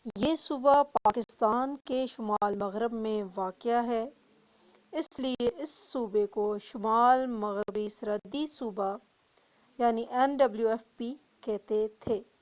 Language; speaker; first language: Urdu; non-native, local second language; Northern Hindko